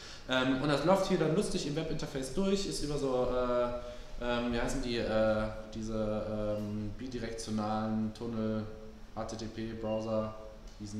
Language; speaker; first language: German; native; German